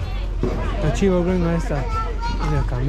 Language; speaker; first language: Spanish; non-native, learner; English